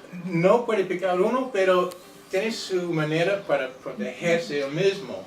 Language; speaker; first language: Spanish; non-native, fluent; English